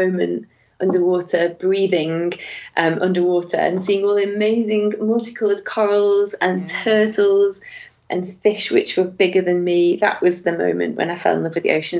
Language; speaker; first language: English; native; English